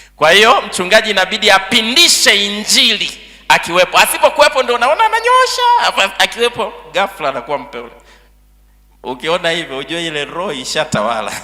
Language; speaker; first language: Swahili; native; Swahili